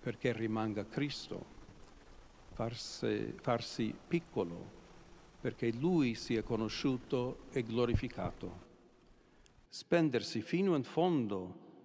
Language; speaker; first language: Italian; non-native, fluent; English